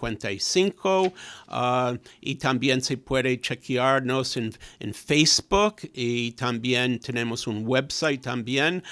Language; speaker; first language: Spanish; non-native, fluent; English